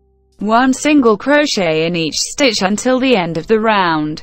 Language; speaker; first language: English; non-native, learner; Spanish